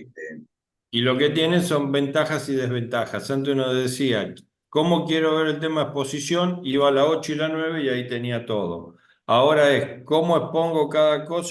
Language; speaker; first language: Spanish; native; Spanish